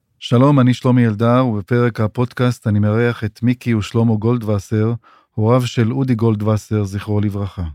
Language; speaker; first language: Hebrew; native; Hebrew